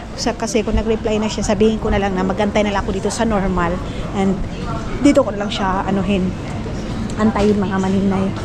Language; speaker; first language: Filipino; non-native, local second language; Cebuano